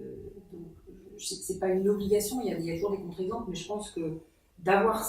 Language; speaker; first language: French; native; French